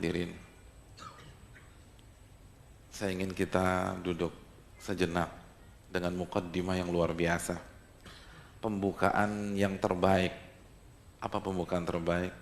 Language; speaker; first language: Indonesian; native; Indonesian